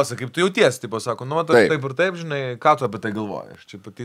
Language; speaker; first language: Lithuanian; native; Lithuanian